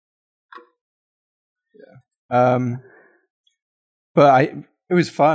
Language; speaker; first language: English; native; English